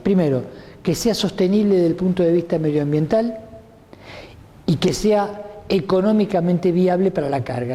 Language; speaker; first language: Spanish; native; Spanish